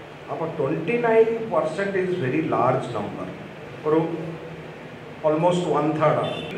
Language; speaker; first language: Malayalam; non-native, learner; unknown